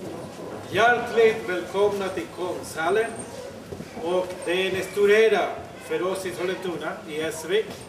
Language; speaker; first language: Swedish; non-native, fluent; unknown